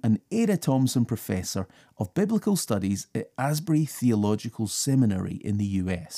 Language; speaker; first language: English; native; English